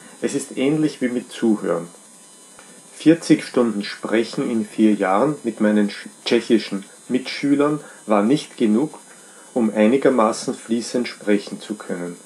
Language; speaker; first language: German; non-native, fluent; Czech